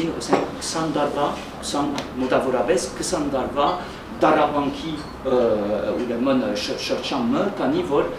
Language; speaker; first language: Armenian; early bilingual, heritage; Armenian